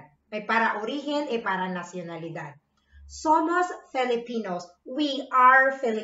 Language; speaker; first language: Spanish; non-native, fluent; Filipino